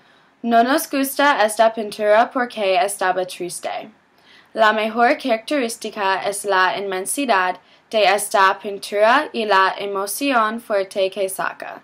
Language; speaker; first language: Spanish; non-native, learner; English